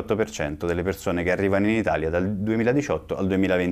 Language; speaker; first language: Italian; native; Italian